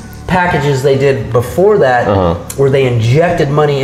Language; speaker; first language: English; native; English